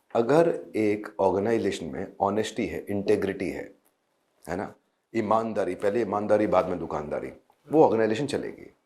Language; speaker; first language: Hindi; native; Hindi